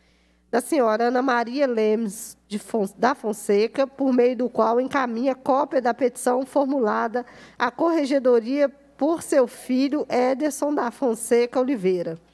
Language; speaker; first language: Portuguese; native; Portuguese